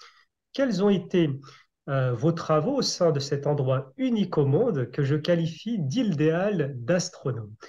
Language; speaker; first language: French; native; French